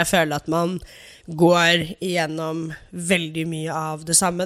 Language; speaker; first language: Norwegian; early bilingual, other home language; English